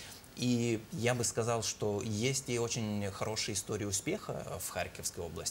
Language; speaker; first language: Russian; non-native, fluent; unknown